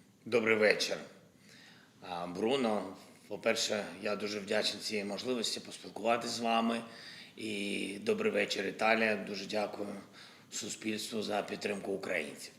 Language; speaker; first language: Ukrainian; non-native, local second language; Russian